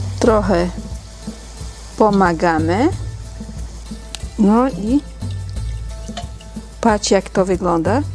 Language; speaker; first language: Polish; non-native, learner; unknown